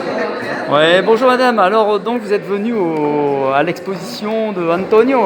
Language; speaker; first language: French; native; French